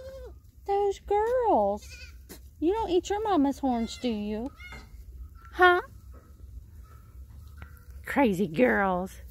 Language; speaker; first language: English; native; English